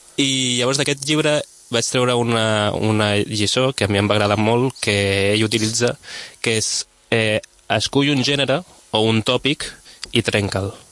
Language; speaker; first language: Catalan; non-native, local second language; Spanish